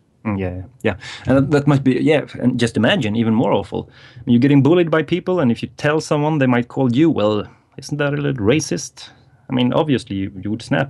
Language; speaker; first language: English; non-native, fluent; Swedish